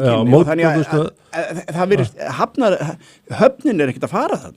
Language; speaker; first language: Icelandic; native; Icelandic